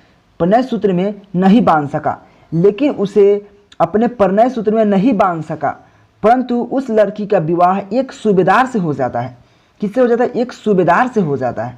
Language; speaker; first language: Hindi; native; Hindi